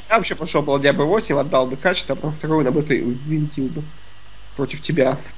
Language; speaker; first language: Russian; native; Russian